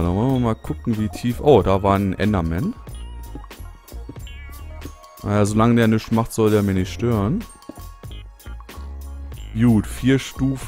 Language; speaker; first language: German; native; German